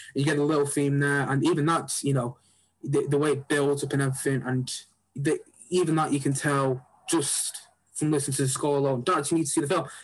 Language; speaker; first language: English; native; English